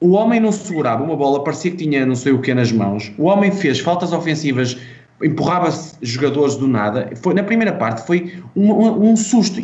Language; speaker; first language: Portuguese; native; Portuguese